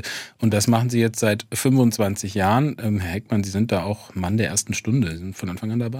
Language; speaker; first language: German; native; German